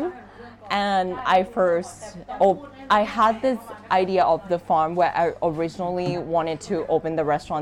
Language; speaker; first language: English; non-native, fluent; Thai